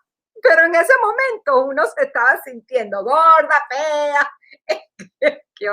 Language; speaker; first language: Spanish; early bilingual, heritage; Spanish